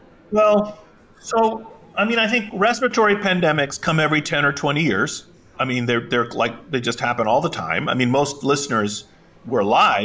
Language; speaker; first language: English; early bilingual, other home language; Greek